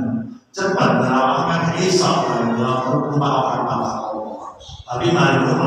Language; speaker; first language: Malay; non-native, local second language; Javanese